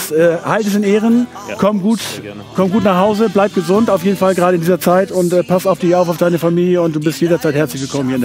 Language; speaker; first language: German; native; German